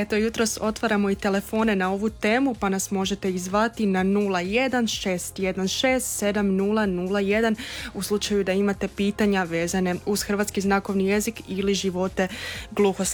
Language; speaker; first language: Croatian; native; Croatian